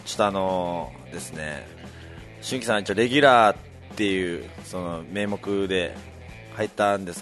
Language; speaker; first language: Japanese; native; Japanese